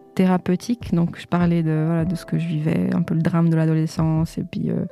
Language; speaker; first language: French; early bilingual, other home language; Portuguese